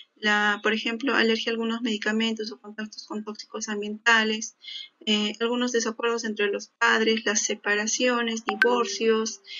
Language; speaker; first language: Spanish; native; Spanish